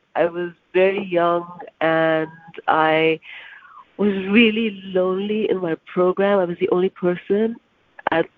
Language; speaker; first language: English; non-native, local second language; Urdu